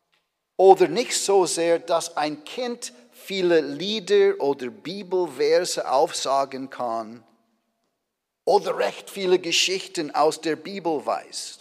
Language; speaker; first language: German; non-native, fluent; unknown